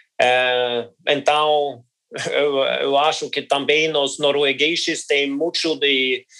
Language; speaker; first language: Portuguese; non-native, learner; Norwegian